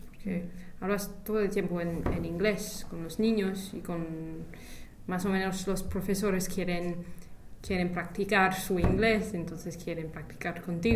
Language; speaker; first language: Spanish; non-native, fluent; English